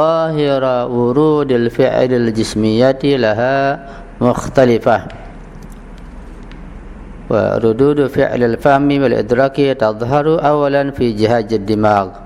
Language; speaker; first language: Arabic; non-native, fluent; Indonesian